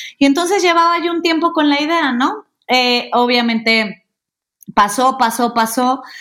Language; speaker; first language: Spanish; native; Spanish